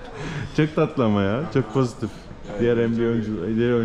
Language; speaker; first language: Turkish; native; Turkish